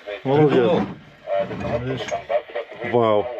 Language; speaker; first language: Russian; non-native, learner; English